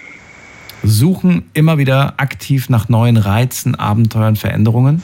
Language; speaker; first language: German; native; German